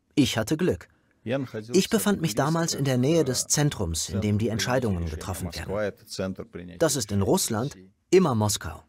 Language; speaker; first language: German; non-native, fluent; Russian